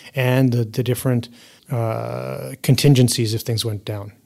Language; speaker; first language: English; native; English